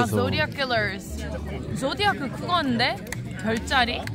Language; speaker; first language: Korean; non-native, fluent; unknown